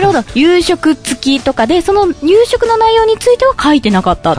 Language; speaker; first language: Japanese; native; Japanese